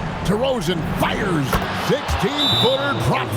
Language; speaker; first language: English; native; English